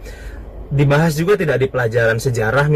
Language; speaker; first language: Indonesian; native; Indonesian